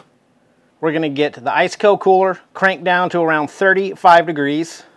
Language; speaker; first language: English; native; English